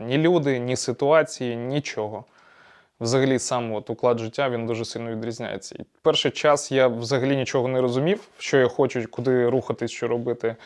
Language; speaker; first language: Ukrainian; non-native, local second language; Russian